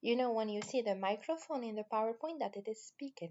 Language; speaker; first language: English; non-native, fluent; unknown